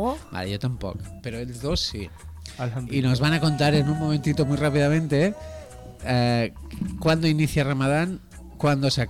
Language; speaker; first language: Spanish; native; Spanish